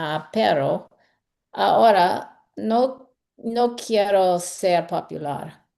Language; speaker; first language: Spanish; non-native, learner; English